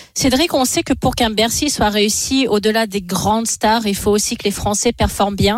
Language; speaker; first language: French; native; French